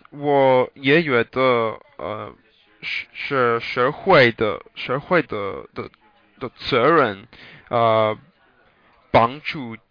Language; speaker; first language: Chinese; non-native, learner; English